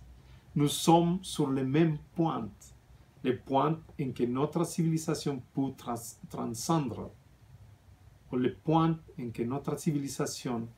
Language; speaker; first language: French; non-native, fluent; Spanish